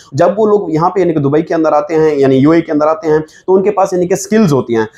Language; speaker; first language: Urdu; non-native, local second language; Saraiki